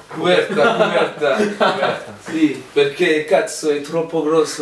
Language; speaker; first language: Italian; non-native, learner; French